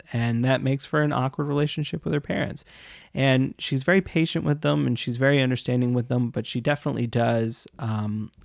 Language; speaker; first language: English; native; English